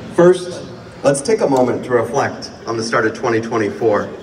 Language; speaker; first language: English; native; English